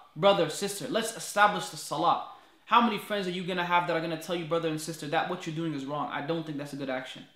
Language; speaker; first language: English; native; English